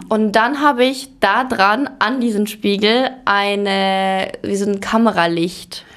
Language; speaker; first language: German; early bilingual, other home language; Russian